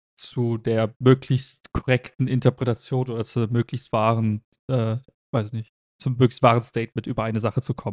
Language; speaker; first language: German; native; German